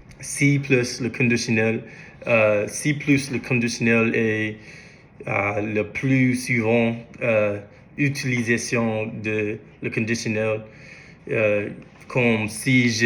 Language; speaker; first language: French; non-native, learner; English